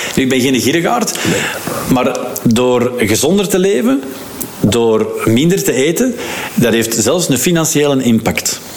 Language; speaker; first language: Dutch; native; Dutch